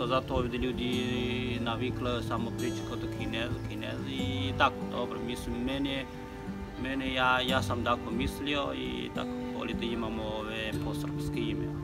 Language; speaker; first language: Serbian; non-native, learner; Chinese